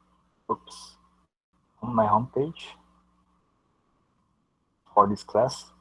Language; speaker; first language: English; non-native, learner; Portuguese